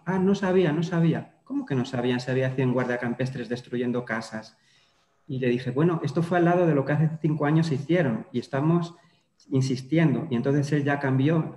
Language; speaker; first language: Spanish; native; Spanish